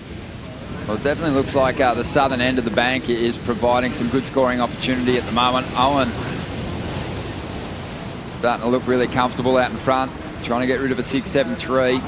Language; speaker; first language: English; native; English